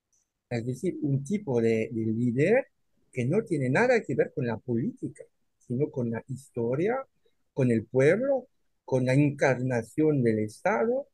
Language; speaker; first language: Spanish; non-native, fluent; French